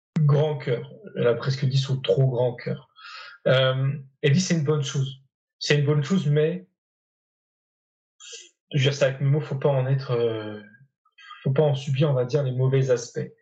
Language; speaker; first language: French; native; French